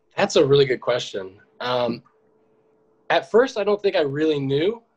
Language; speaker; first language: English; native; English